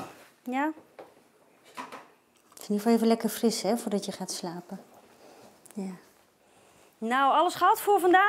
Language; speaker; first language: Dutch; native; Dutch